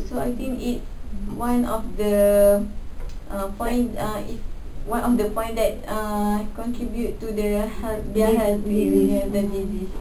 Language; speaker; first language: English; non-native, local second language; Malay